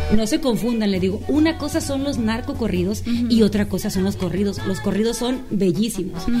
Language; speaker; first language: Spanish; native; Spanish